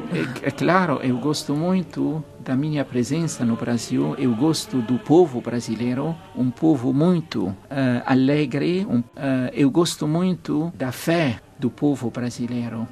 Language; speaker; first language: Portuguese; non-native, fluent; Arabic